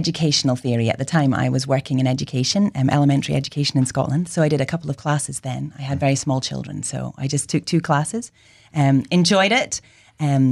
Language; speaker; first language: English; native; English